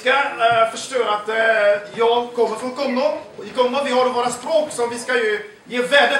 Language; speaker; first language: Swedish; non-native, fluent; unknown